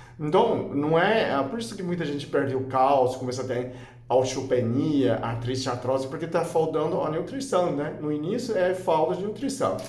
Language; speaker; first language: Portuguese; non-native, fluent; Chinese